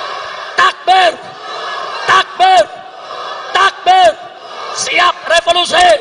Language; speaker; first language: Indonesian; native; Indonesian